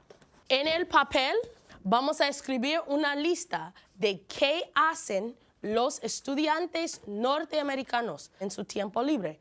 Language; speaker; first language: Spanish; non-native, fluent; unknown